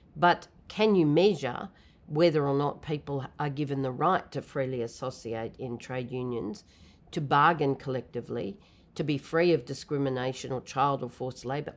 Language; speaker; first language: English; native; English